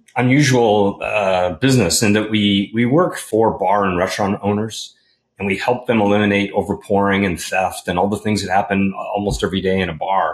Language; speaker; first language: English; native; English